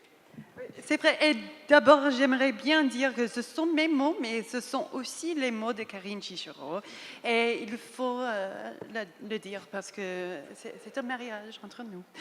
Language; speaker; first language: French; non-native, fluent; English